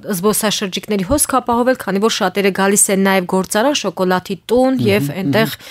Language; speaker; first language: Armenian; native; Armenian